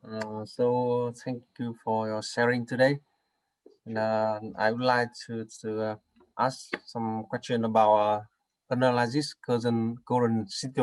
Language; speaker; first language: English; non-native, learner; Vietnamese